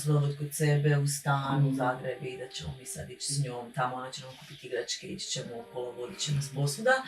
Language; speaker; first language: Bosnian; native; Bosnian